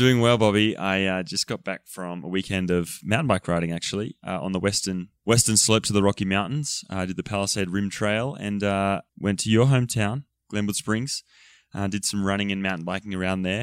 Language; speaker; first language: English; native; English